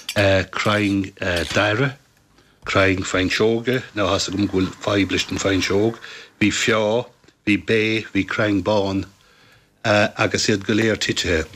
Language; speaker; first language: Irish; native; Irish